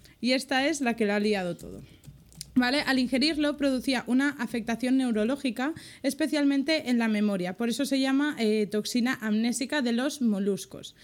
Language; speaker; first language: Spanish; native; Spanish